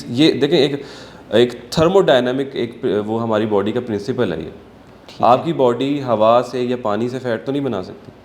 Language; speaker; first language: Urdu; native; Urdu